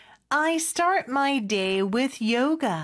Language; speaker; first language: English; non-native, fluent; Korean